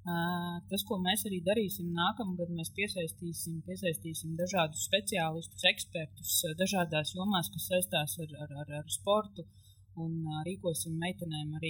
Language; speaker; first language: Latvian; native; Latvian